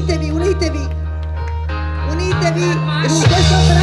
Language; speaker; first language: Italian; native; Italian